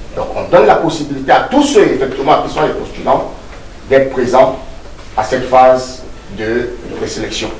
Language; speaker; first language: French; non-native, local second language; Duala